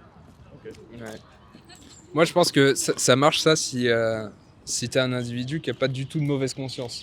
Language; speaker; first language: French; native; French